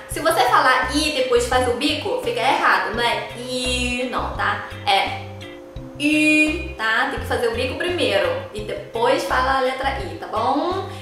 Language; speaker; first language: Portuguese; non-native, fluent; Chinese